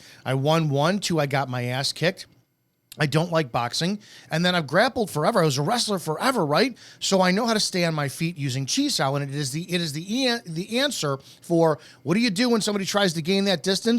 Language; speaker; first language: English; native; English